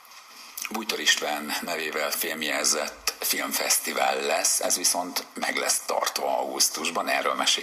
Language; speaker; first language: Hungarian; native; Hungarian